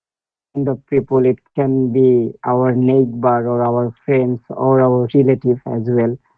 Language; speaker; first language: English; non-native, learner; Bangla